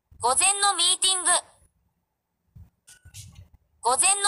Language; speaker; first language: Japanese; non-native, learner; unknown